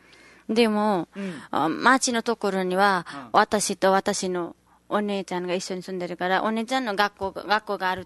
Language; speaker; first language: Japanese; non-native, learner; Nepali